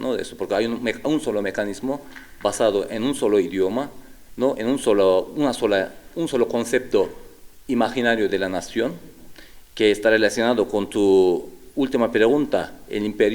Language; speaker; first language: Spanish; non-native, fluent; Turkish